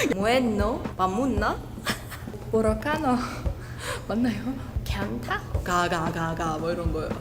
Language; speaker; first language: Korean; non-native, fluent; Ukrainian